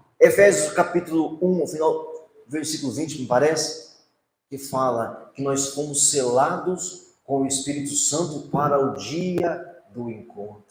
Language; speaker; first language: Portuguese; native; Portuguese